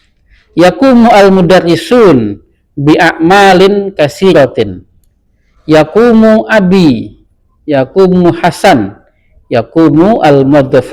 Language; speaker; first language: Arabic; non-native, learner; Indonesian